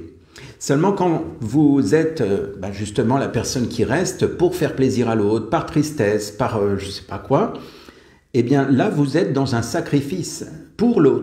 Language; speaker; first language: French; native; French